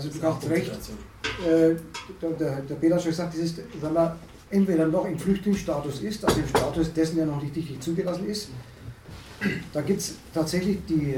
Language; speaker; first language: German; native; German